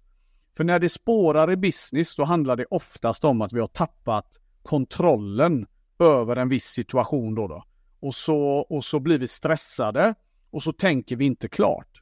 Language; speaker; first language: Swedish; native; Swedish